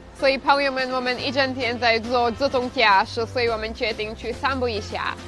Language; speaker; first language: Chinese; non-native, fluent; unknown